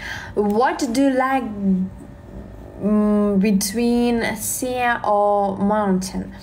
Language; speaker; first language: English; non-native, learner; Russian